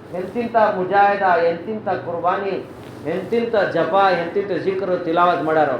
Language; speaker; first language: Kannada; non-native, local second language; Urdu